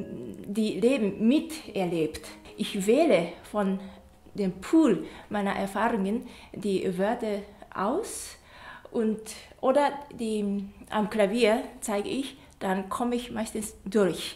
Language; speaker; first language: German; non-native, fluent; Japanese